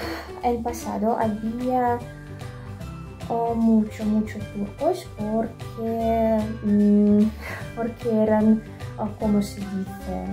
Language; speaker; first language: Spanish; non-native, fluent; Russian